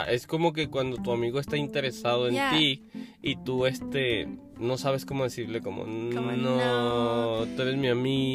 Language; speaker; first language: Spanish; native; Spanish